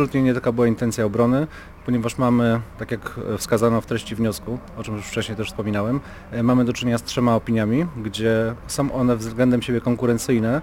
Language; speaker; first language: Polish; native; Polish